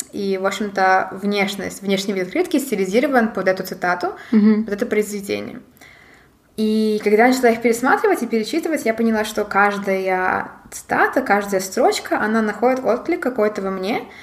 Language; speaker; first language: Russian; native; Russian